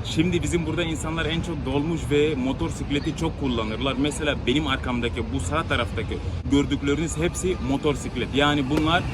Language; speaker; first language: Turkish; non-native, fluent; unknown